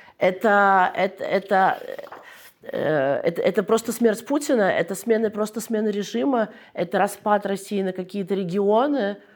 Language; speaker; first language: Russian; native; Russian